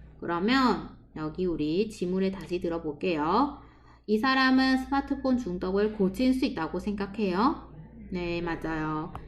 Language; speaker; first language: Korean; non-native, fluent; Vietnamese